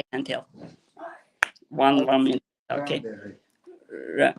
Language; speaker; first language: English; non-native, learner; Azerbaijani